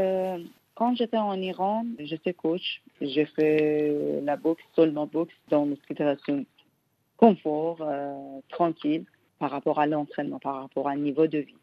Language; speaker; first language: French; non-native, learner; Persian